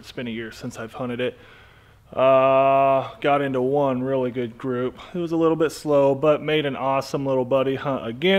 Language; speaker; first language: English; native; English